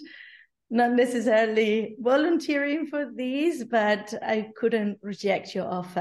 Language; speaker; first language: English; non-native, fluent; Spanish